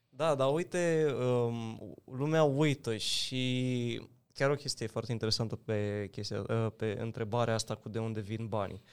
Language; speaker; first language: Romanian; native; Romanian